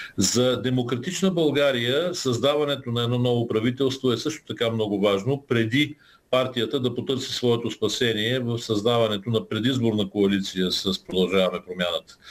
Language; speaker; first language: Bulgarian; native; Bulgarian